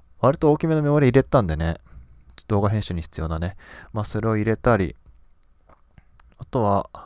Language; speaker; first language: Japanese; native; Japanese